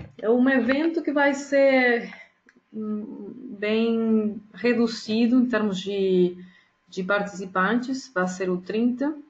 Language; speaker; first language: Portuguese; non-native, fluent; Spanish